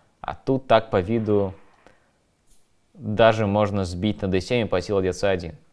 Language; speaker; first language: Russian; native; Russian